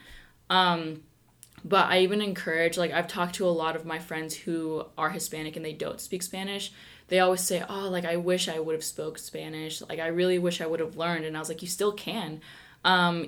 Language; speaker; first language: English; early bilingual, other home language; Spanish